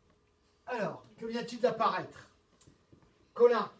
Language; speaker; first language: French; native; French